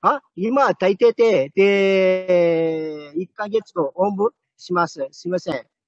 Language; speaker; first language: Japanese; non-native, fluent; Malagasy